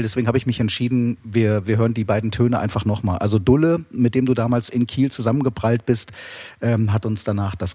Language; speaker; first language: German; native; German